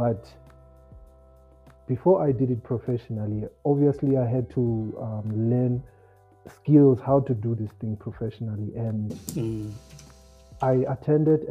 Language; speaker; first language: English; non-native, local second language; Xhosa